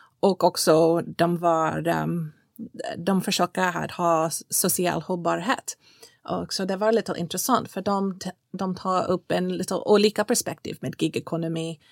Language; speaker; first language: Swedish; non-native, fluent; English